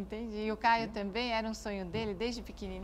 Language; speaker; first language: Portuguese; native; Portuguese